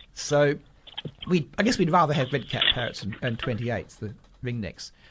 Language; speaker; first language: English; native; English